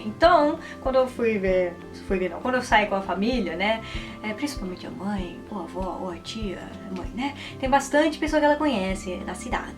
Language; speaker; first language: Portuguese; early bilingual, heritage; Portuguese